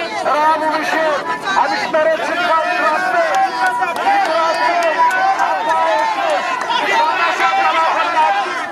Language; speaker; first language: Hebrew; non-native, learner; Amharic